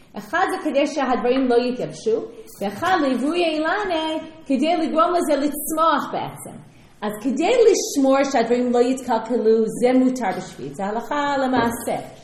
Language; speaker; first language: Hebrew; non-native, fluent; English